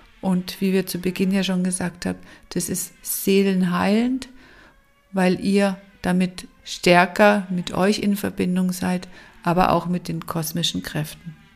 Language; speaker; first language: German; native; German